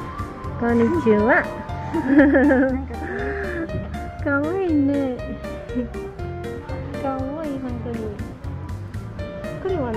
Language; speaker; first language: Japanese; non-native, learner; Filipino